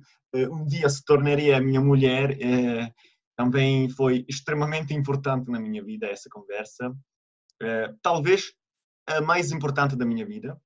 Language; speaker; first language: Portuguese; non-native, fluent; Italian